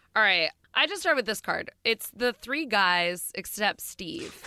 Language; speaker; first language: English; native; English